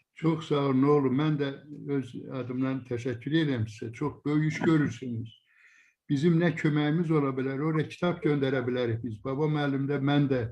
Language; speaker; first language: Azerbaijani; native; Azerbaijani